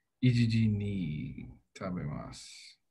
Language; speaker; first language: Japanese; non-native, learner; English